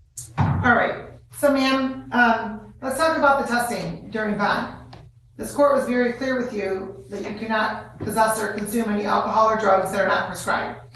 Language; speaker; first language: English; native; English